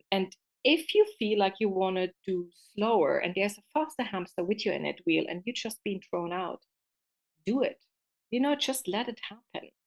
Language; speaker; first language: English; non-native, fluent; German